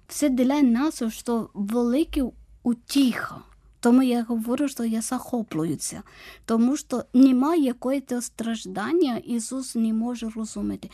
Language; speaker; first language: Ukrainian; non-native, learner; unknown